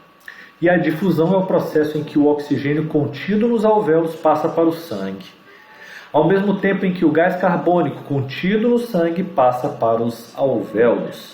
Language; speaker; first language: Portuguese; native; Portuguese